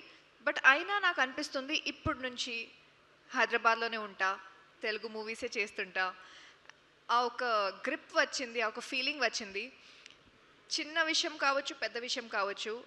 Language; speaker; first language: Telugu; non-native, local second language; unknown